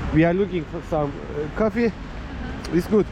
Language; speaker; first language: English; non-native, learner; Turkish